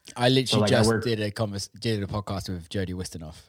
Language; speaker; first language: English; native; English